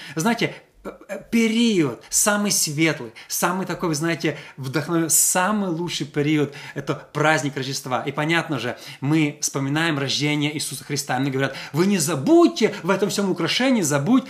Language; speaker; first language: Russian; non-native, local second language; Ukrainian